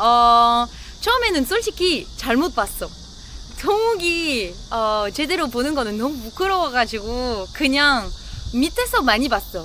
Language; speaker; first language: Korean; non-native, fluent; French